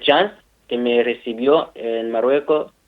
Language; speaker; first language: Spanish; non-native, fluent; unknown